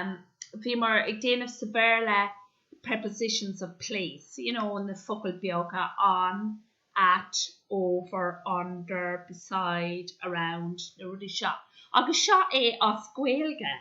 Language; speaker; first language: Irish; non-native, local second language; English